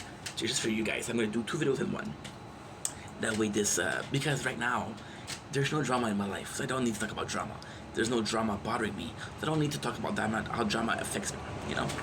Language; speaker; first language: English; non-native, local second language; French